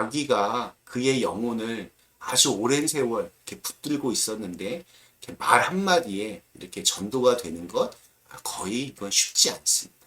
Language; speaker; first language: Korean; native; Korean